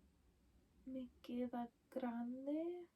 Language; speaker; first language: Spanish; non-native, learner; English